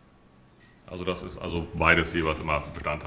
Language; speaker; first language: German; native; German